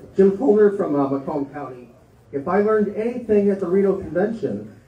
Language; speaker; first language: English; native; English